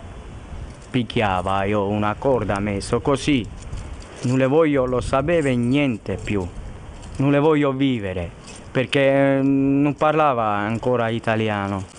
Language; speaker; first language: Italian; non-native, learner; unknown